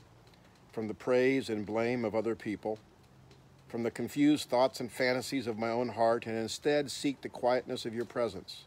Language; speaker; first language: English; native; English